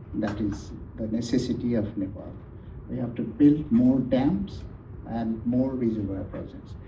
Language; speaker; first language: English; non-native, fluent; Nepali